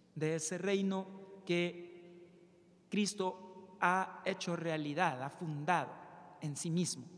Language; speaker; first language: Spanish; native; Spanish